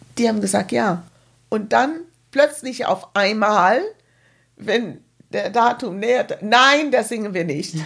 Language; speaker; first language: German; non-native, fluent; English